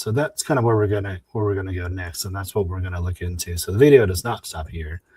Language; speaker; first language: English; native; English